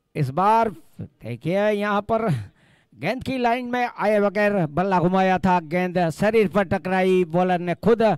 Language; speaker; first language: Hindi; non-native, local second language; Gujarati